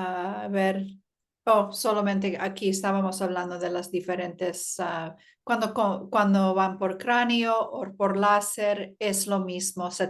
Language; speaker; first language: Spanish; early bilingual, heritage; Spanish